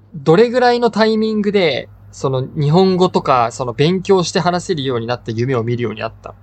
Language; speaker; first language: Japanese; native; Japanese